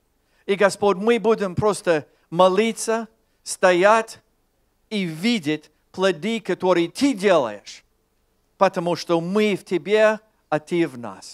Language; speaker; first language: Russian; non-native, fluent; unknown